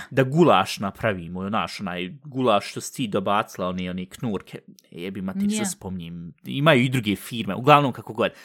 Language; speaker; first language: Bosnian; native; Bosnian